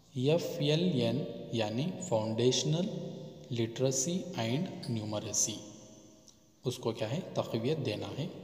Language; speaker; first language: Urdu; native; Urdu